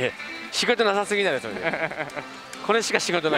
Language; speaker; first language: Japanese; native; Japanese